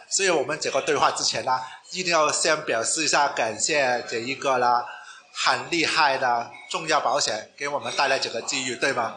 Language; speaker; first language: Chinese; non-native, local second language; Cantonese